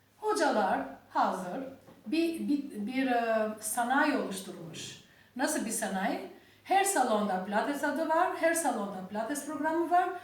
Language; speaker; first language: Turkish; non-native, learner; Albanian